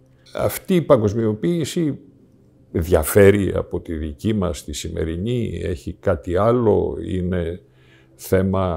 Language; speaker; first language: Greek; native; Greek